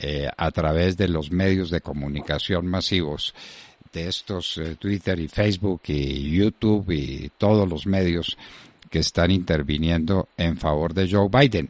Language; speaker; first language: Spanish; native; Spanish